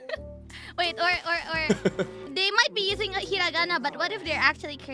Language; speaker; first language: English; non-native, fluent; Indonesian